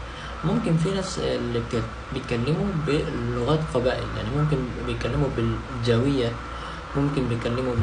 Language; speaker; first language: Arabic; non-native, fluent; Indonesian